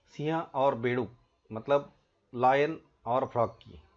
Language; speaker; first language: Hindi; non-native, local second language; Marathi